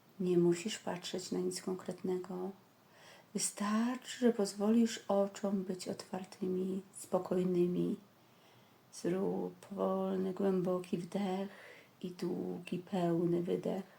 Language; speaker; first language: Polish; native; Polish